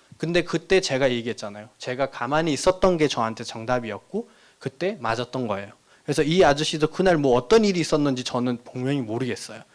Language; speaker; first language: Korean; non-native, fluent; Nepali